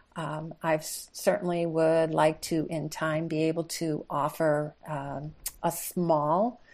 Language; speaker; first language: English; native; English